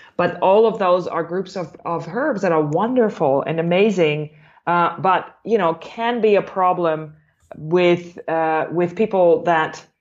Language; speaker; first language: English; non-native, fluent; German